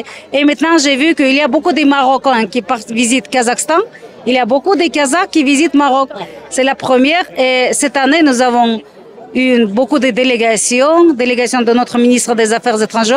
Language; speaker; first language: French; non-native, fluent; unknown